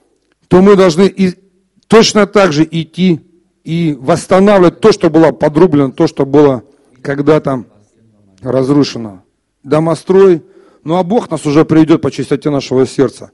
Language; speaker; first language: Russian; native; Russian